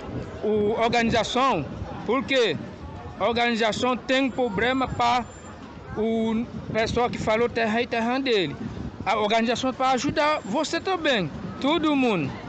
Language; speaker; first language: Portuguese; non-native, learner; Haitian Creole